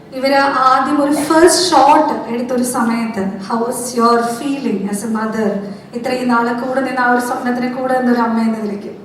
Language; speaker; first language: Malayalam; native; Malayalam